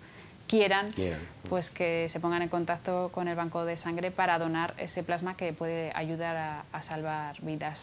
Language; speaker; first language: Spanish; native; Spanish